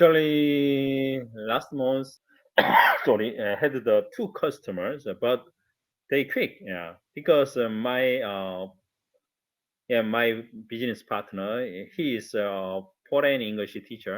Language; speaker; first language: English; non-native, learner; Korean